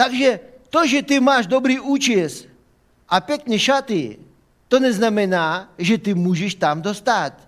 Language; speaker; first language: Czech; non-native, fluent; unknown